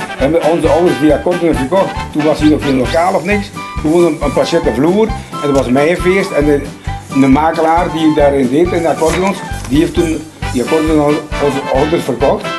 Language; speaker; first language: Dutch; early bilingual, other home language; Polish